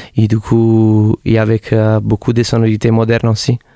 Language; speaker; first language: French; non-native, learner; Italian